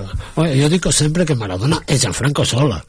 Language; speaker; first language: Italian; non-native, fluent; Catalan